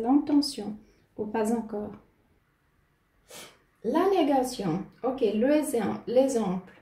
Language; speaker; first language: French; non-native, fluent; Portuguese